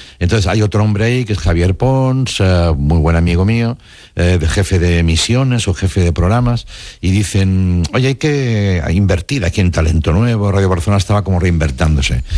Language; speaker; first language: Spanish; non-native, local second language; Catalan